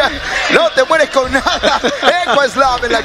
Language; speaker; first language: Spanish; native; Spanish